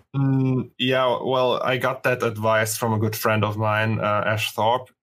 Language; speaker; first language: English; non-native, fluent; German